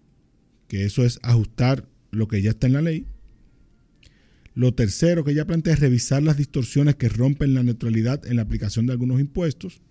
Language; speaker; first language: Spanish; native; Spanish